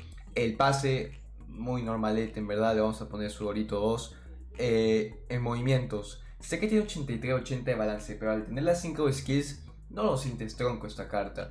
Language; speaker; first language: Spanish; native; Spanish